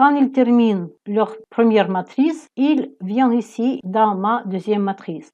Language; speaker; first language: French; non-native, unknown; Ukrainian